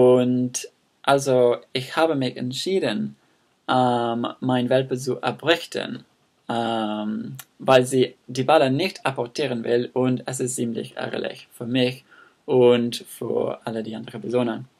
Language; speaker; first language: German; non-native, learner; English